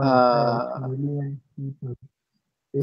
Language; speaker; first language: English; non-native, learner; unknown